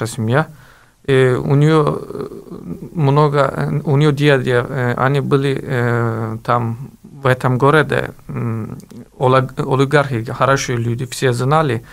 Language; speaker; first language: Russian; non-native, learner; Turkish